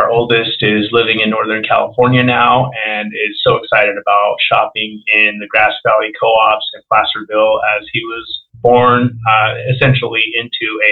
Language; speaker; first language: English; non-native, local second language; Spanish